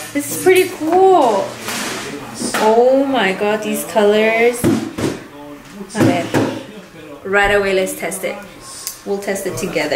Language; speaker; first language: English; early bilingual, other home language; Spanish